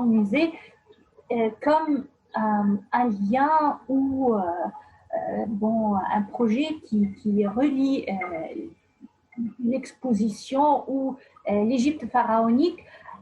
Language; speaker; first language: French; non-native, fluent; Arabic